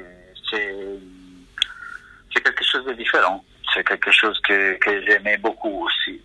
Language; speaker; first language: French; non-native, fluent; Italian